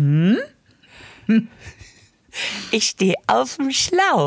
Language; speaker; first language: German; native; German